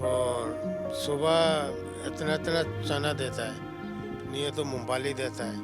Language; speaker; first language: Hindi; non-native, local second language; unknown